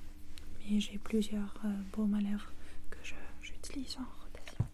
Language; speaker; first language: French; non-native, learner; English